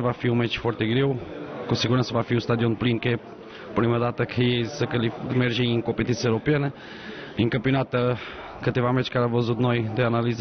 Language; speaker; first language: Romanian; non-native, learner; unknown